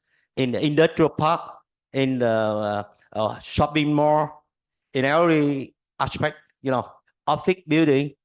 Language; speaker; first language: English; non-native, learner; Vietnamese